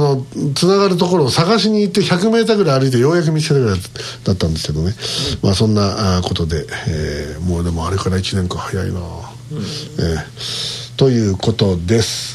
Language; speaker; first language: Japanese; native; Japanese